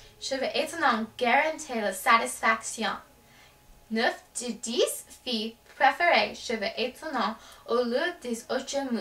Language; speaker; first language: French; non-native, learner; English